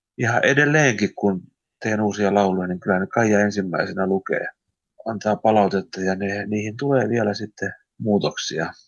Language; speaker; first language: Finnish; early bilingual, heritage; Finnish